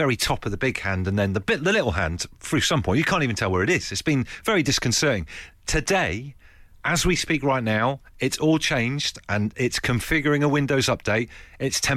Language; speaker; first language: English; native; English